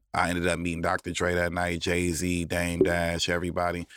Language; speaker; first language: English; native; English